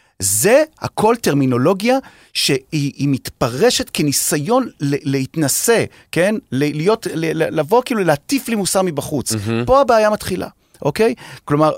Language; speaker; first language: Hebrew; native; Hebrew